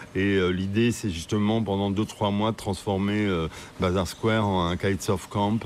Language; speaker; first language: French; native; French